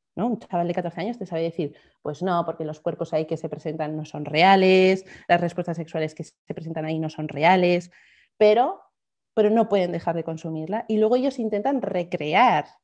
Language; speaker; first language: Spanish; native; Spanish